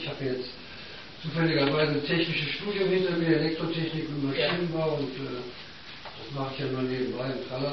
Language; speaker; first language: German; native; German